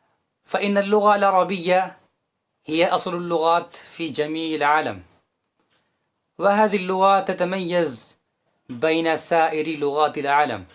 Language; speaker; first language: Arabic; non-native, fluent; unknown